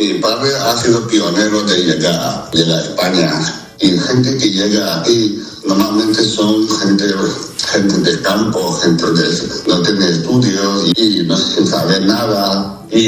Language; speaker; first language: Spanish; non-native, fluent; Chinese